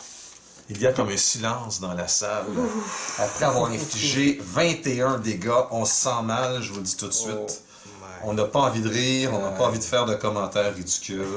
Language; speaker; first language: French; native; French